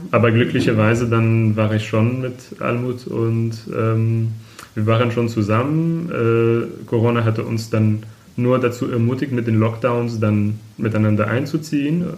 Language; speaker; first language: German; non-native, fluent; Arabic